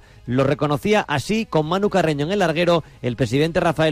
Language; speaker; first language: Spanish; native; Spanish